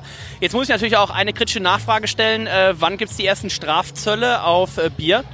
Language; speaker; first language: German; native; German